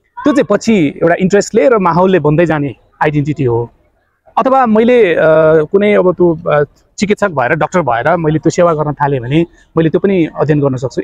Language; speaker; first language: Nepali; non-native, local second language; Newari